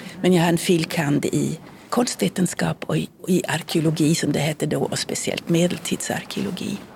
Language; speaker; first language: Swedish; early bilingual, heritage; Swedish